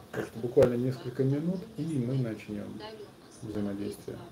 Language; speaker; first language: Russian; native; Russian